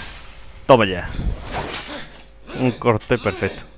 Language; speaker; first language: Spanish; native; Spanish